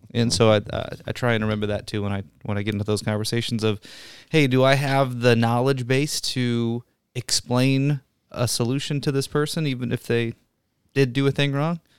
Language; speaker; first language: English; native; English